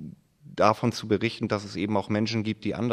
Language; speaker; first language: German; native; German